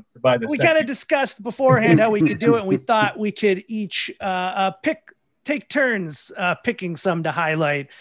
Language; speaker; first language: English; native; English